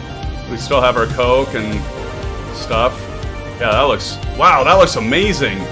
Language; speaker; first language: English; native; English